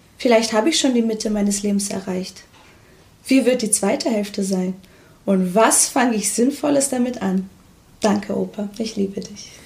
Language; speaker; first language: German; early bilingual, other home language; Portuguese